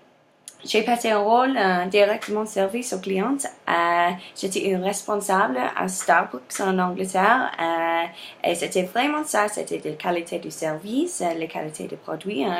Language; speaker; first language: French; non-native, learner; English